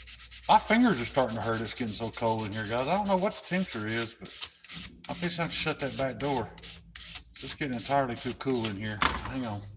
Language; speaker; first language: English; native; English